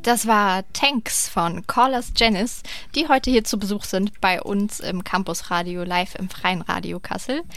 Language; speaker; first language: German; native; German